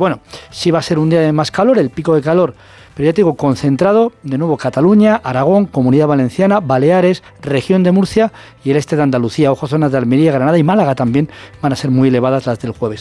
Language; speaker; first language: Spanish; native; Spanish